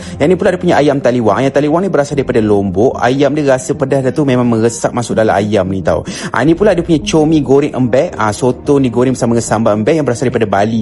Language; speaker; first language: Malay; native; Malay